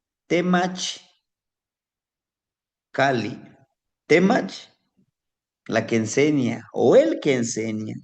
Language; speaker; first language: Spanish; native; Spanish